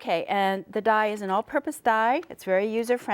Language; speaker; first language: English; native; English